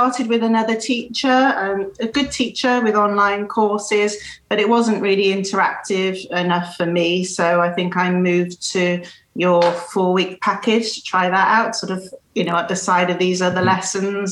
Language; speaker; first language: English; native; English